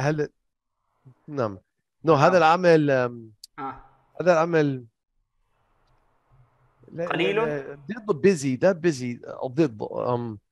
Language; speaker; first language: Arabic; non-native, learner; English